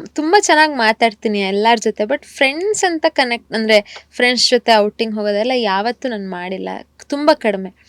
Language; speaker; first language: Kannada; native; Kannada